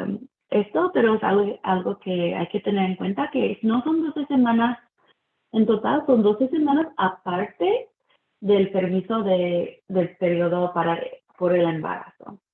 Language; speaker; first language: Spanish; early bilingual, heritage; Spanish